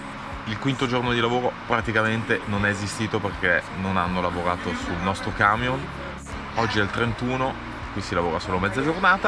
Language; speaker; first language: Italian; native; Italian